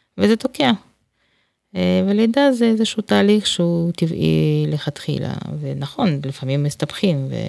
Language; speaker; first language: Hebrew; non-native, fluent; Russian